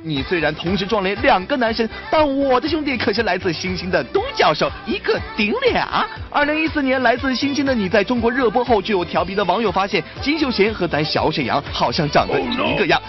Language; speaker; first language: Chinese; native; Chinese